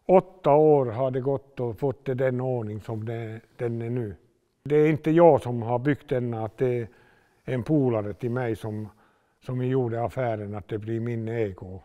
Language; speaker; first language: Swedish; non-native, local second language; Finnish